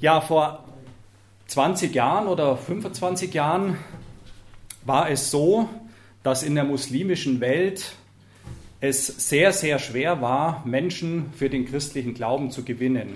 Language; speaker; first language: German; native; German